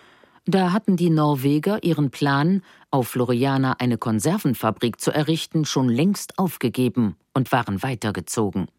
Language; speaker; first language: German; native; German